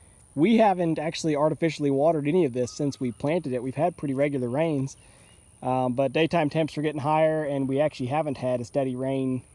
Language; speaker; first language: English; native; English